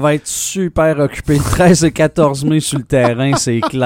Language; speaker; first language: French; native; French